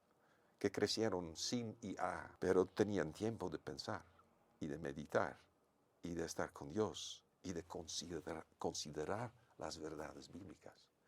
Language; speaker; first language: Spanish; non-native, fluent; Dutch